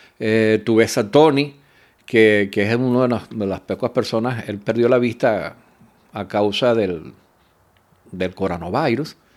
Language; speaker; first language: Spanish; native; Spanish